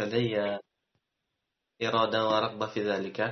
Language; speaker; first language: Arabic; non-native, learner; Indonesian